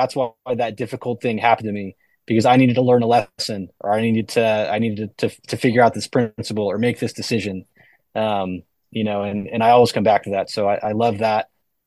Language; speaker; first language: English; native; English